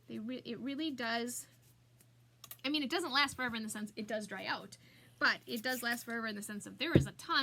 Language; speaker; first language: English; native; English